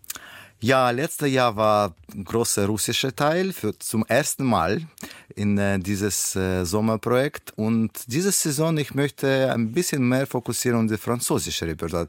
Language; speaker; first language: German; non-native, learner; Russian